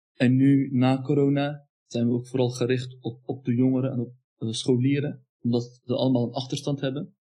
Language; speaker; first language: Dutch; early bilingual, other home language; Turkish